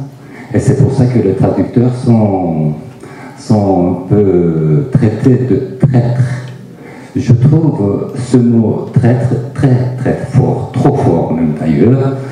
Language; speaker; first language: French; non-native, fluent; Turkish